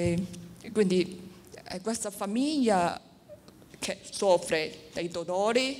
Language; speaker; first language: Italian; non-native, learner; Chinese